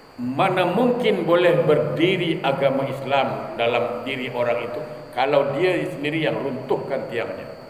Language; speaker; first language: Malay; native; Malay